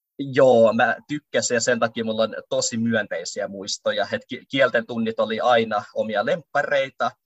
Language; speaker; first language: Finnish; early bilingual, other home language; Russian